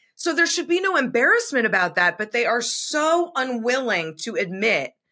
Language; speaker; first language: English; native; English